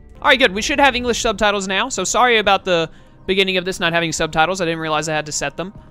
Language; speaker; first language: English; native; English